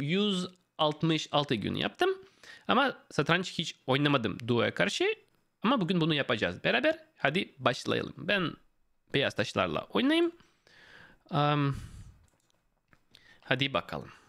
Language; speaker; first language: Turkish; non-native, fluent; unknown